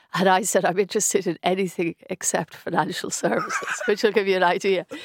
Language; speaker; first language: English; native; English